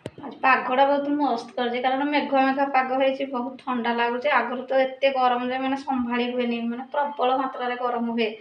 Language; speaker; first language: Odia; native; Odia